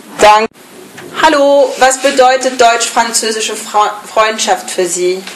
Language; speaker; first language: German; non-native, learner; French